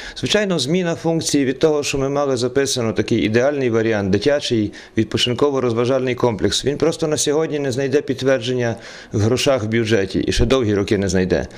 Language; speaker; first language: Ukrainian; native; Ukrainian